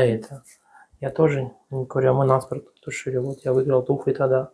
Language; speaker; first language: Russian; native; Russian